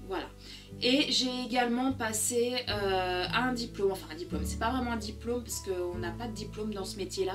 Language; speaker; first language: French; early bilingual, other home language; Portuguese